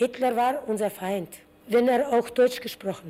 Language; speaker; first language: German; early bilingual, heritage; German